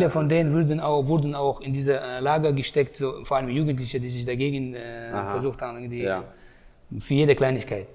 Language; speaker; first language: German; native; German